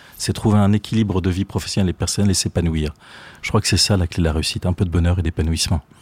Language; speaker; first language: French; native; French